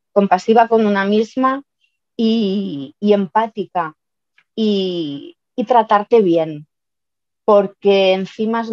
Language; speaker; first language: Spanish; native; Spanish